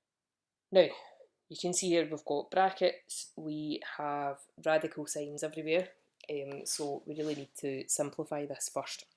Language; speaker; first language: English; native; English